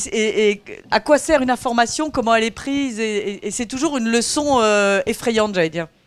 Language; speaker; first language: French; native; French